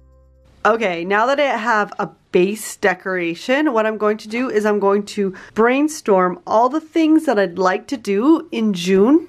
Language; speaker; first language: English; native; English